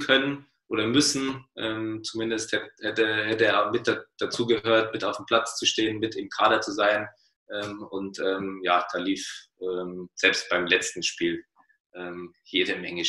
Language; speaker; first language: German; native; German